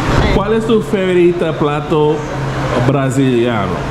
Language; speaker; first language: Spanish; non-native, learner; English